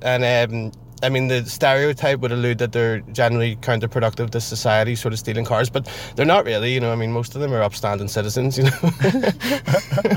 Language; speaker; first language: English; native; English